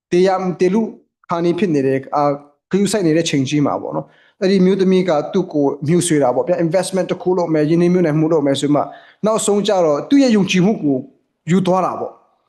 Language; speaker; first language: Burmese; native; Burmese